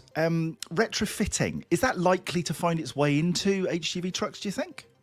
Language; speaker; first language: English; native; English